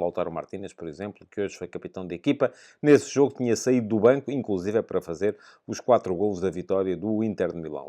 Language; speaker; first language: Portuguese; native; Portuguese